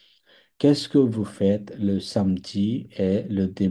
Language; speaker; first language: French; non-native, fluent; Bangla